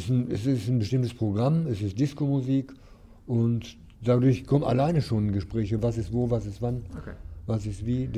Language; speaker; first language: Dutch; non-native, learner; German